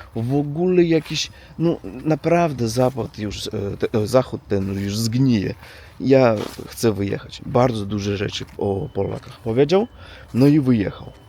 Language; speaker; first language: Polish; non-native, learner; Russian